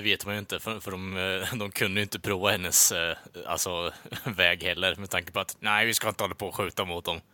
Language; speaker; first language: Swedish; native; Swedish